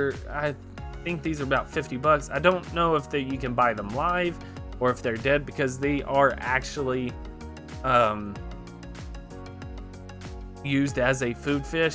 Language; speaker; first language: English; native; English